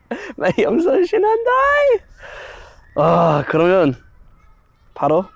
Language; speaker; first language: Korean; non-native, fluent; English